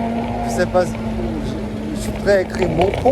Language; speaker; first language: French; non-native, fluent; Korean